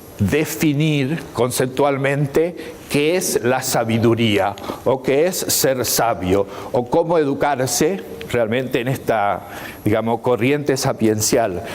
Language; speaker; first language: Spanish; native; Spanish